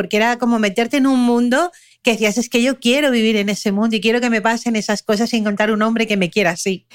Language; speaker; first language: Spanish; native; Spanish